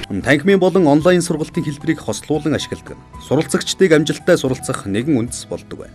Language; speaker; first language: Mongolian; native; Mongolian